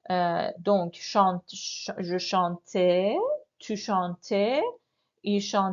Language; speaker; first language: French; non-native, fluent; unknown